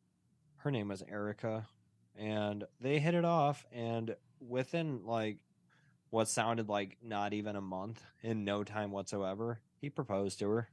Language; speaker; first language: English; native; English